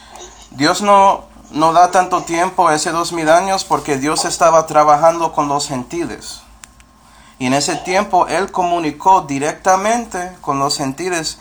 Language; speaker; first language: Spanish; non-native, fluent; English